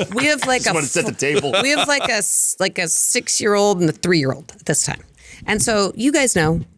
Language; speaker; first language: English; native; English